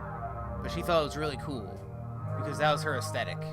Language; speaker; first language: English; native; English